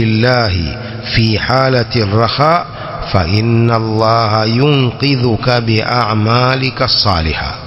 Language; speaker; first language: Arabic; non-native, fluent; Swahili